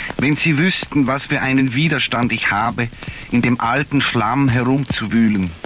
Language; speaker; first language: German; native; German